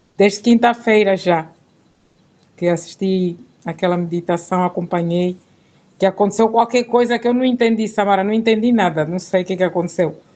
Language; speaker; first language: Portuguese; native; Portuguese